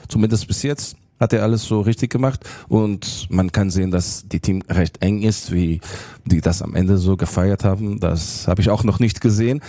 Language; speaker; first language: German; non-native, fluent; Portuguese